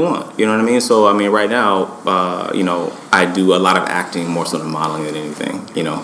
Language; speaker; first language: English; native; English